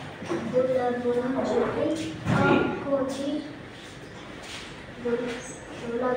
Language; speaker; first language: French; non-native, learner; Arabic